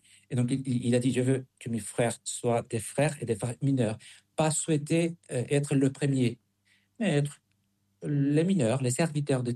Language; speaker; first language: French; non-native, fluent; Spanish